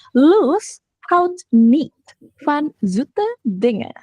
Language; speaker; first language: Dutch; non-native, fluent; Indonesian